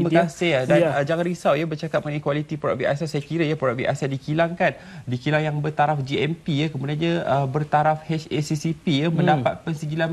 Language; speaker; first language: Malay; native; Malay